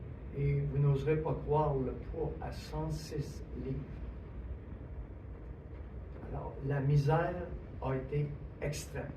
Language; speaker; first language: French; native; French